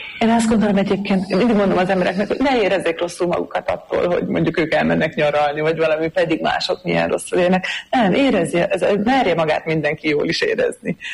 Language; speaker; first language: Hungarian; native; Hungarian